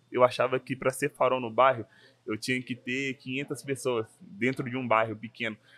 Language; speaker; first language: Portuguese; native; Portuguese